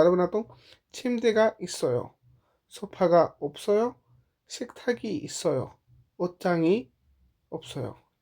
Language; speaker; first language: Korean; non-native, fluent; Hindi